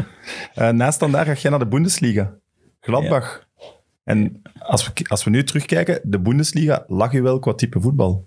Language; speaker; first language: Dutch; native; Dutch